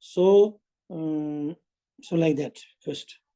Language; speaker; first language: English; non-native, fluent; Tibetan